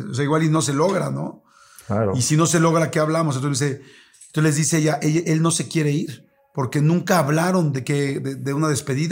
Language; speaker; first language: Spanish; native; Spanish